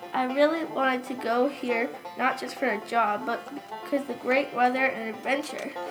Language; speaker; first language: English; non-native, fluent; Turkish